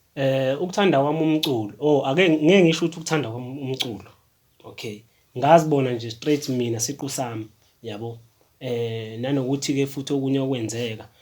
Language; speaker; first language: Zulu; native; Zulu